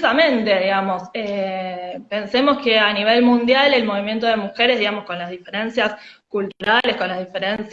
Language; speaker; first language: Spanish; native; Spanish